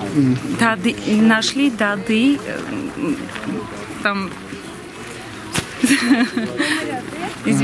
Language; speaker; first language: Russian; non-native, local second language; Armenian